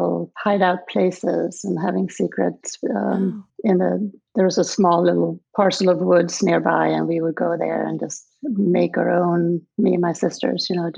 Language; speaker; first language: English; non-native, fluent; Swedish